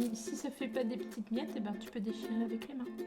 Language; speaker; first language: French; native; French